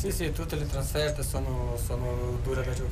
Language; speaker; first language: Italian; non-native, fluent; Portuguese